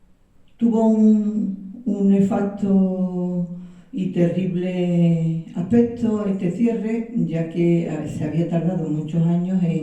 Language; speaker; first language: Spanish; native; Spanish